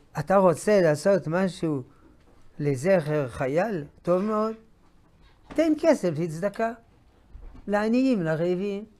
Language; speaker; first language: Hebrew; non-native, fluent; French